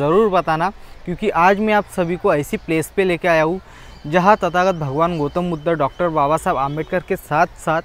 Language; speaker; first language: Hindi; non-native, local second language; Marathi